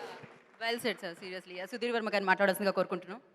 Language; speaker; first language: Telugu; native; Telugu